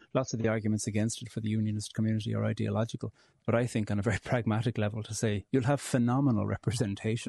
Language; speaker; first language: English; native; English